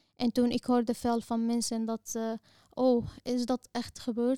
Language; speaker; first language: Dutch; non-native, fluent; Arabic